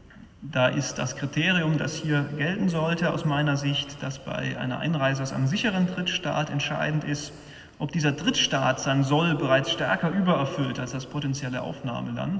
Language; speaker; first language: German; native; German